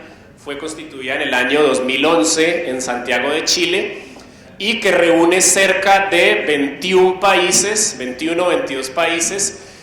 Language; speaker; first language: Spanish; native; Spanish